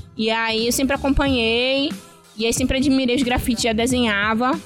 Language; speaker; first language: Portuguese; native; Portuguese